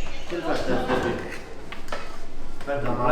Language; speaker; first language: Spanish; non-native, learner; French